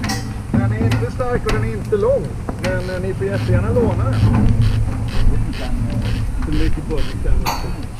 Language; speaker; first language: Swedish; native; Swedish